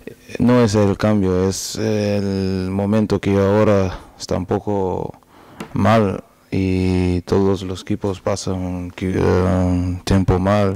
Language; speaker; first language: Spanish; non-native, learner; Portuguese